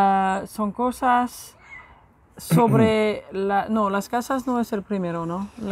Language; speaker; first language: Spanish; non-native, fluent; French